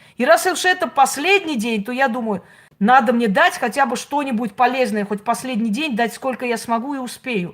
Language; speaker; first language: Russian; native; Russian